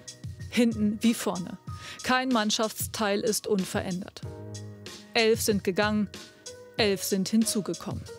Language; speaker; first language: German; native; German